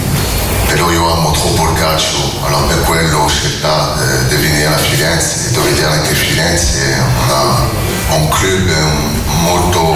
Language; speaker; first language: Italian; non-native, learner; French